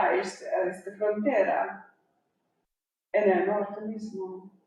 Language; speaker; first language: Spanish; non-native, fluent; German